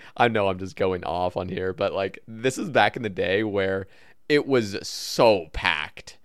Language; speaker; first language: English; native; English